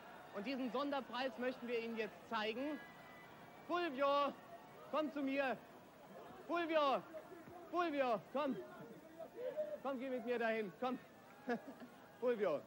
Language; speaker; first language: German; native; German